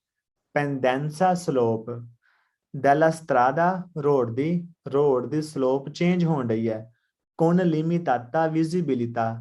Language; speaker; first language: Italian; non-native, learner; Punjabi